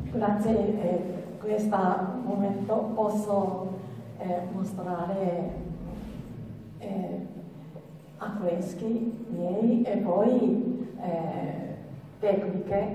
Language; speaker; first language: Italian; non-native, learner; Japanese